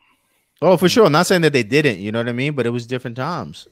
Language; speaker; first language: English; native; English